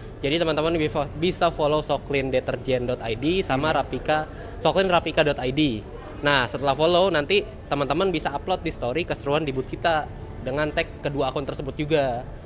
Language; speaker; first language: Indonesian; native; Indonesian